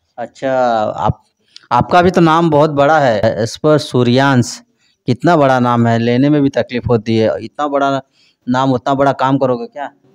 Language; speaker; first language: Hindi; native; Hindi